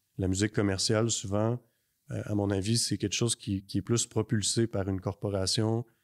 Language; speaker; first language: French; native; French